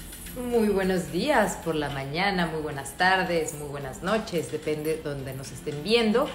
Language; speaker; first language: Spanish; native; Spanish